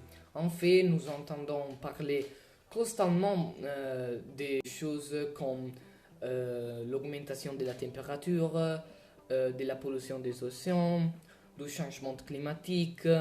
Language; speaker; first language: French; non-native, learner; Italian